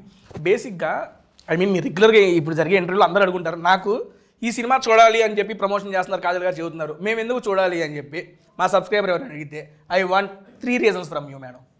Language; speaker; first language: Telugu; native; Telugu